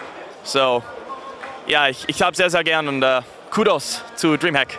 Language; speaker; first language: German; non-native, fluent; English